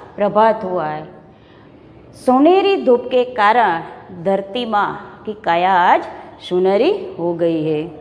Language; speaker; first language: Hindi; non-native, local second language; Gujarati